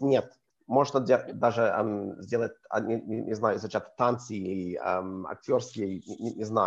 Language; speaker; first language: Russian; non-native, learner; English